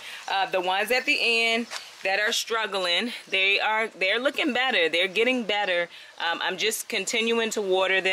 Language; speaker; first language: English; native; English